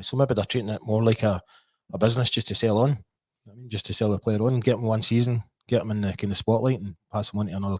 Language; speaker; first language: English; native; English